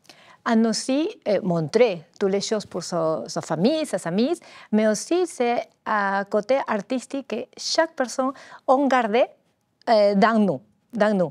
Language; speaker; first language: French; non-native, learner; Spanish